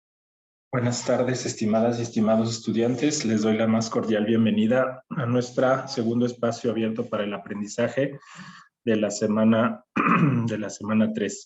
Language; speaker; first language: Spanish; native; Spanish